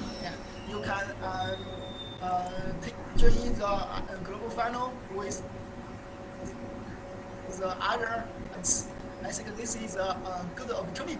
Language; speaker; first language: English; non-native, learner; Chinese